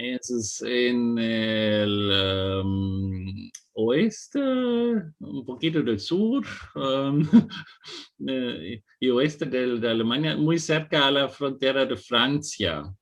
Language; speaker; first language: Spanish; non-native, fluent; German